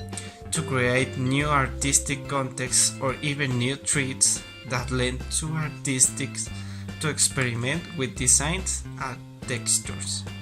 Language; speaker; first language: English; non-native, learner; Spanish